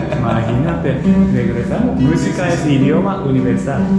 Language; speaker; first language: Spanish; non-native, learner; Japanese